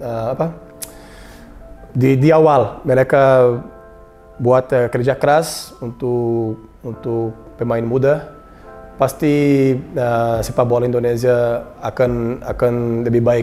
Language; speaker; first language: Indonesian; non-native, learner; Portuguese